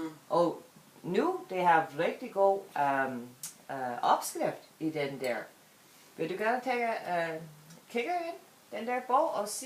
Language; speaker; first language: Danish; non-native, learner; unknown